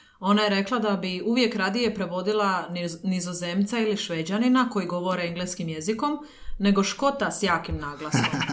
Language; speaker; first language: Croatian; native; Croatian